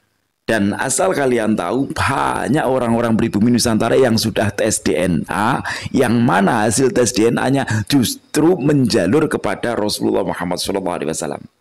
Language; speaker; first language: Indonesian; non-native, local second language; Javanese